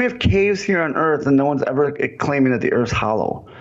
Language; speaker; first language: English; native; English